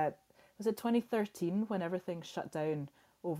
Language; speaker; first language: English; native; English